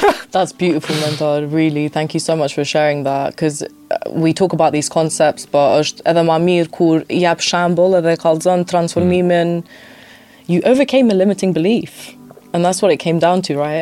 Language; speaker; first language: English; early bilingual, other home language; Albanian